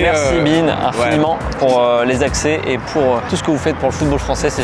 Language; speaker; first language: French; native; French